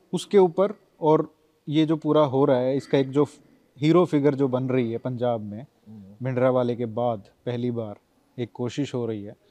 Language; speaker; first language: Hindi; native; Hindi